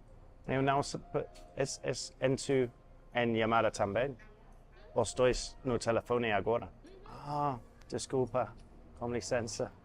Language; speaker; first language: Portuguese; non-native, learner; English